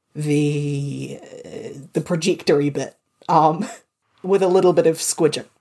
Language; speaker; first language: English; native; English